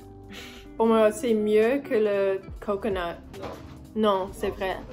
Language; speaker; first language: French; non-native, learner; English